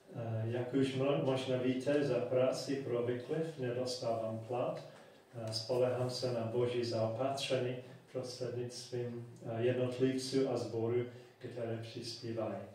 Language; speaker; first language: Czech; non-native, fluent; English